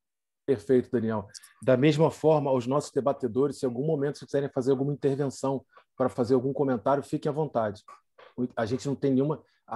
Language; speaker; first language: Portuguese; native; Portuguese